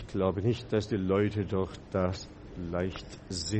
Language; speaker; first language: German; non-native, fluent; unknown